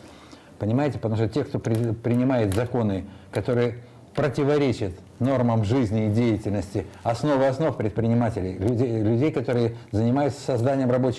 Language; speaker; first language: Russian; native; Russian